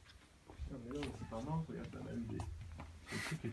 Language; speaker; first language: French; early bilingual, other home language; Japanese